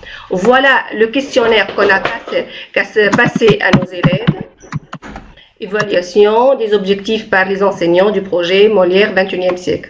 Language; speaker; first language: French; non-native, local second language; Arabic